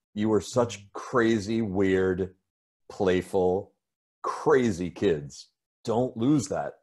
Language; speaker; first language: English; native; English